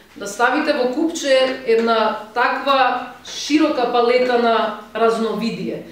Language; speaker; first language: Macedonian; native; Macedonian